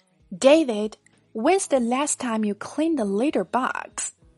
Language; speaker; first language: English; non-native, fluent; Chinese